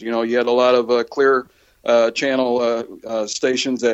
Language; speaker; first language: English; native; English